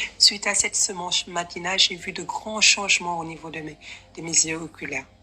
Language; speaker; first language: French; non-native, local second language; Wolof